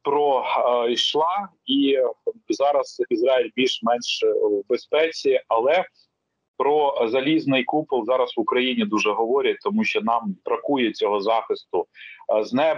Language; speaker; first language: Ukrainian; native; Ukrainian